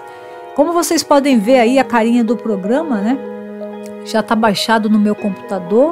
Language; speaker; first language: Portuguese; native; Portuguese